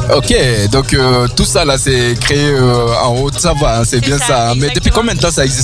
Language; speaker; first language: French; native; French